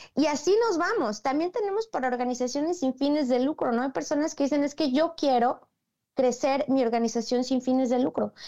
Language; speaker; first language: Spanish; native; Spanish